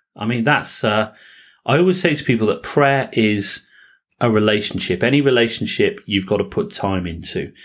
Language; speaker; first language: English; native; English